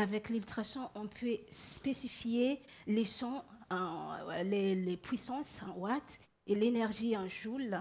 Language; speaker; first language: French; non-native, local second language; Malagasy